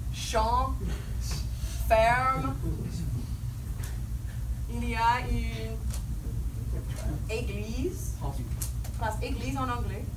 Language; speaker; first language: French; non-native, fluent; English